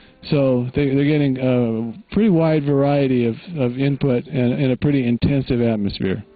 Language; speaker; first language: English; native; English